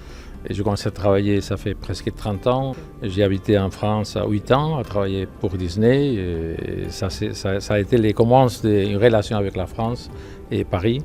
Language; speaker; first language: French; non-native, fluent; Spanish